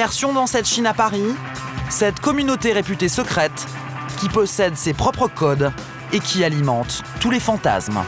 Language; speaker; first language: French; native; French